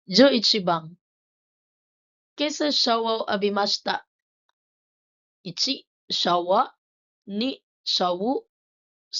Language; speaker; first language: Japanese; non-native, fluent; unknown